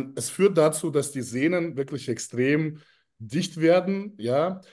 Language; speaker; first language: German; early bilingual, other home language; Russian